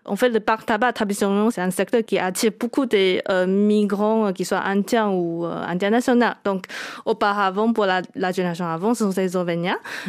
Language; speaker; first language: French; non-native, fluent; Chinese